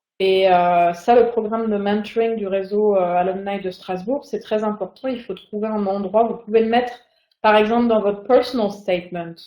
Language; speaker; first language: French; native; French